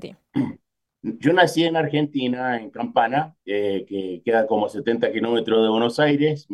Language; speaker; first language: Spanish; native; Spanish